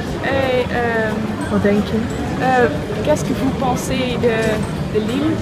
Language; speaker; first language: French; non-native, learner; Dutch